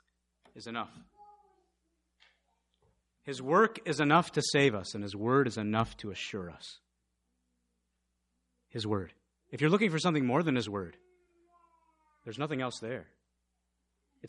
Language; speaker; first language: English; native; English